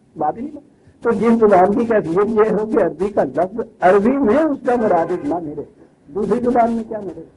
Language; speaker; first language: Urdu; non-native, local second language; Punjabi